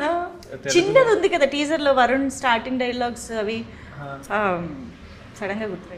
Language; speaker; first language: Telugu; native; Telugu